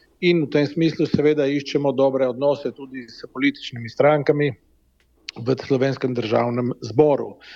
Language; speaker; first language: Slovenian; native; Slovenian